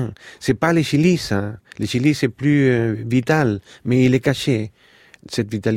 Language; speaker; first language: French; non-native, fluent; Spanish